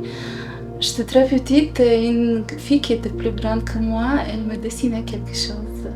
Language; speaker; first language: French; non-native, fluent; Bulgarian